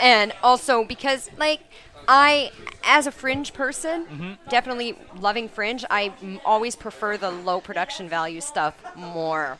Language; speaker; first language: English; native; English